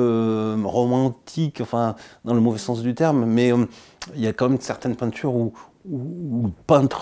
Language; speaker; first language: French; native; French